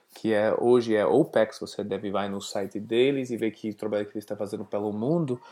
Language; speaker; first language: Portuguese; non-native, fluent; English